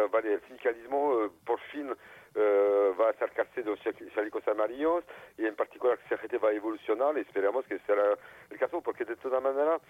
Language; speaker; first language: Spanish; non-native, fluent; French